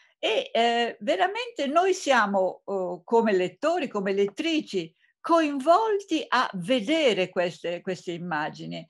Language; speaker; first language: Italian; native; Italian